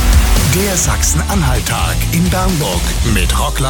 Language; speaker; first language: German; native; German